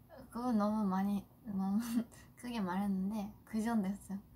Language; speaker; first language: Korean; non-native, fluent; Japanese